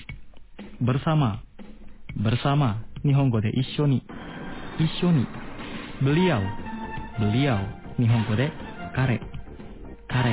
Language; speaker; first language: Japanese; non-native, fluent; Indonesian